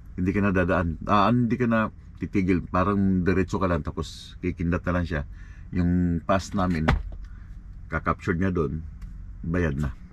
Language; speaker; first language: Filipino; non-native, local second language; Cebuano